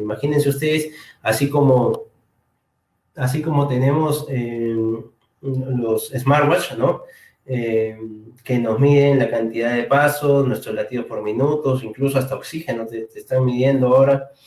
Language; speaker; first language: Spanish; native; Spanish